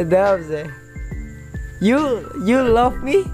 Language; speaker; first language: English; non-native, learner; Indonesian